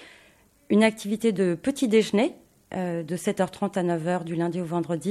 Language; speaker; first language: French; native; French